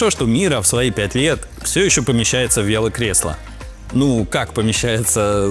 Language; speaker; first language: Russian; native; Russian